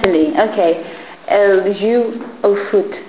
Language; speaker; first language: French; non-native, fluent; English